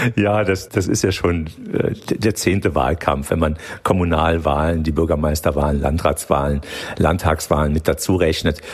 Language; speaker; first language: German; native; German